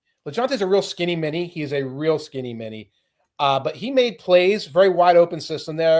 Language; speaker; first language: English; native; English